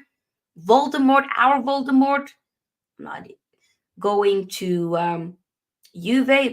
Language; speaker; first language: English; native; English